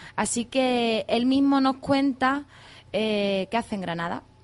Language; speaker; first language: Spanish; native; Spanish